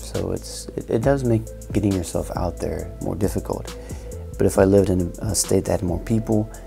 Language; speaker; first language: English; native; English